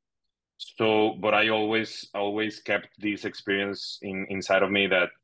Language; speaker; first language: English; non-native, fluent; Spanish